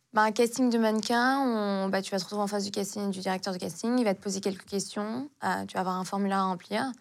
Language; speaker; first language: French; non-native, local second language; Arabic